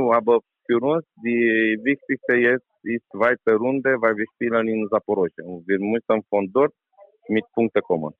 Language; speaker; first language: German; non-native, learner; Romanian